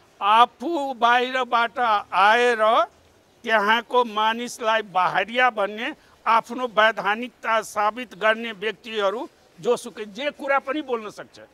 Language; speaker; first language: Nepali; non-native, local second language; Maithili